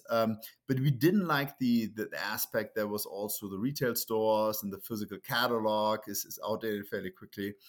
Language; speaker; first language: English; non-native, fluent; German